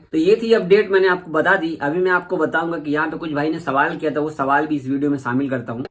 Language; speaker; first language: Hindi; native; Hindi